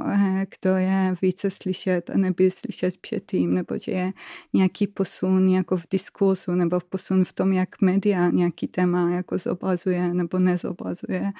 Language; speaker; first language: Czech; non-native, fluent; Hebrew